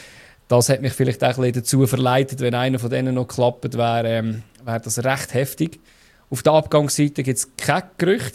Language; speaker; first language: German; native; German